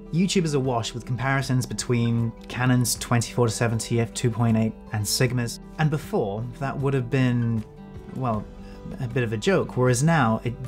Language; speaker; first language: English; native; English